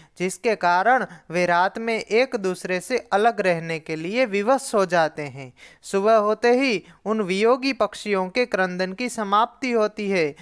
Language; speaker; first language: Hindi; non-native, local second language; Gujarati